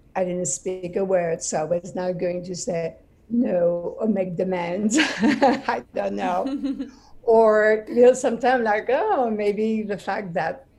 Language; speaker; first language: English; non-native, fluent; French